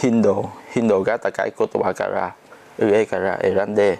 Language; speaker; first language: Japanese; non-native, learner; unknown